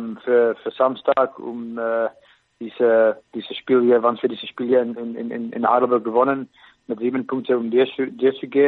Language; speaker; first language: German; non-native, fluent; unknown